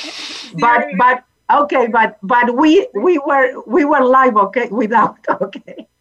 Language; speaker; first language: English; non-native, fluent; Spanish